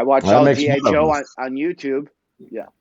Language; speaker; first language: English; native; English